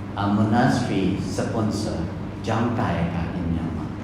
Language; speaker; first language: English; non-native, fluent; Burmese